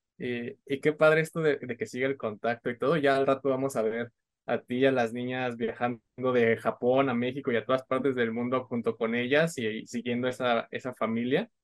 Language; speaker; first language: Spanish; native; Spanish